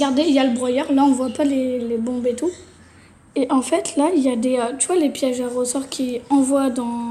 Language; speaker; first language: French; native; French